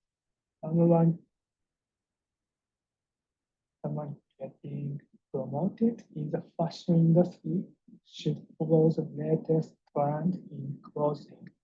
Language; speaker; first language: English; non-native, fluent; Japanese